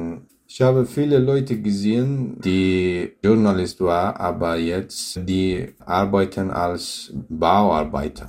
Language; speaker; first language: German; non-native, learner; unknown